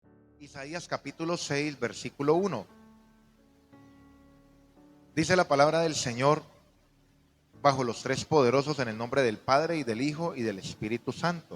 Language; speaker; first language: Spanish; native; Spanish